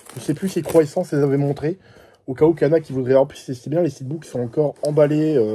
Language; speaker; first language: French; native; French